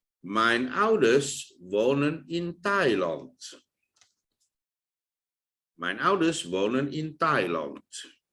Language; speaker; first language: Dutch; non-native, fluent; Thai